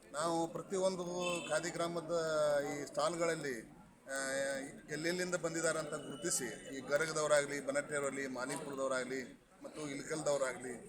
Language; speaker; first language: Kannada; native; Kannada